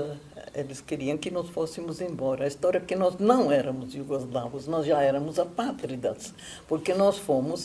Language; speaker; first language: Portuguese; non-native, fluent; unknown